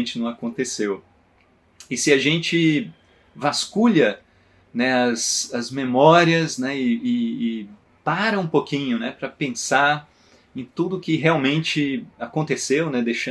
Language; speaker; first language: Portuguese; native; Portuguese